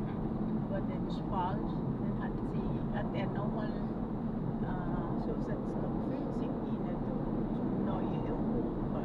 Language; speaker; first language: German; non-native, learner; Filipino